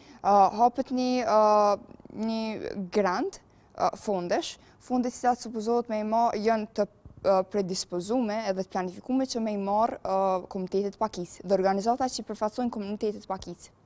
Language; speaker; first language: Albanian; native; Albanian